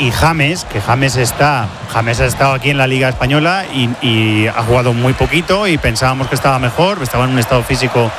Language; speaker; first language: Spanish; native; Spanish